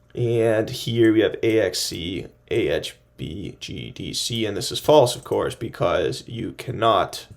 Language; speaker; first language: English; native; English